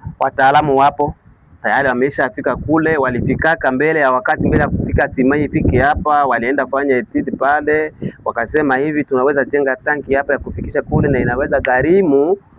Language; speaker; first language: Swahili; native; Swahili